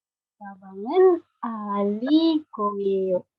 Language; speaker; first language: Korean; non-native, learner; Indonesian